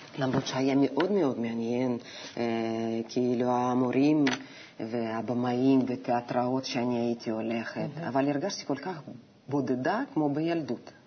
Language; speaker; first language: Hebrew; non-native, fluent; Russian